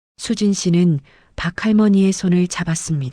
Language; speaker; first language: Korean; native; Korean